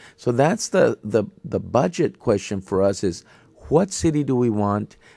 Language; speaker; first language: English; native; English